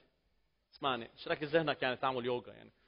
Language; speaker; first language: Arabic; native; Arabic